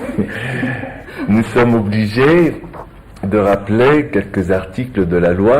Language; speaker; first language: French; native; French